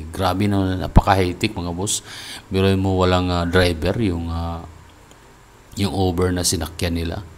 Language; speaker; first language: Filipino; native; Filipino